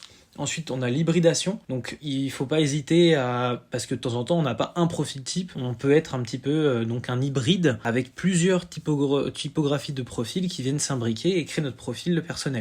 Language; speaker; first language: French; native; French